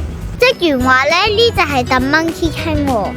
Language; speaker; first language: Chinese; native; Chinese